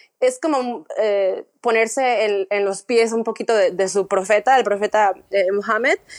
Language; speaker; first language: Spanish; native; Spanish